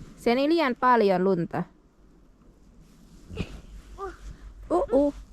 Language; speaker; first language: Finnish; non-native, learner; Thai